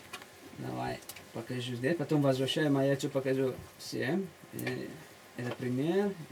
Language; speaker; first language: Russian; non-native, fluent; Italian